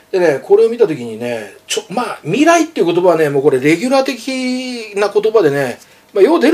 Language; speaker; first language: Japanese; native; Japanese